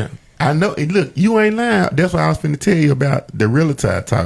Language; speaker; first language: English; native; English